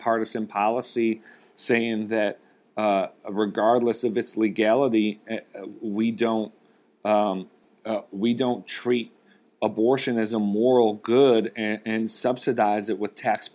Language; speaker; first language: English; native; English